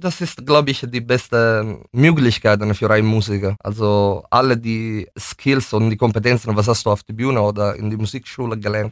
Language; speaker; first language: German; non-native, fluent; Italian